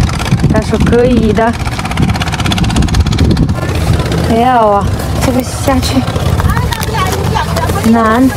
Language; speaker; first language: Chinese; non-native, learner; Ukrainian